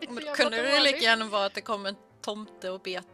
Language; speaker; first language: Swedish; native; Swedish